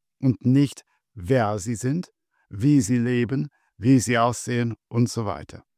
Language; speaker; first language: German; non-native, fluent; English